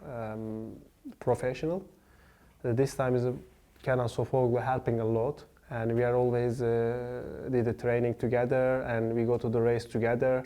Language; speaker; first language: English; non-native, learner; Turkish